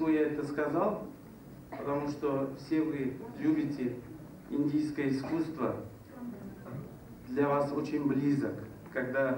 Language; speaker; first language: Russian; non-native, local second language; Tajik